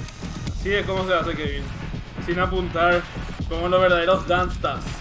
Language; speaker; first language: Spanish; native; Spanish